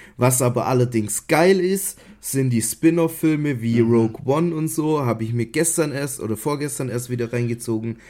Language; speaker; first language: German; native; German